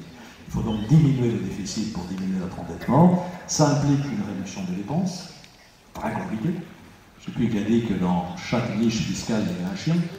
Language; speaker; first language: French; native; French